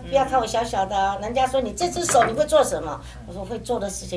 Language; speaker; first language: Chinese; native; Chinese